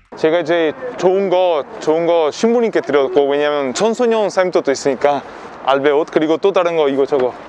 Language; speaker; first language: Korean; non-native, fluent; Italian